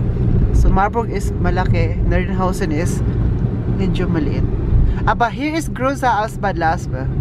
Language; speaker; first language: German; non-native, learner; Filipino